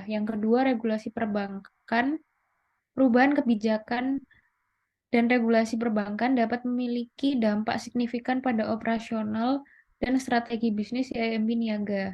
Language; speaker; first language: Indonesian; native; Indonesian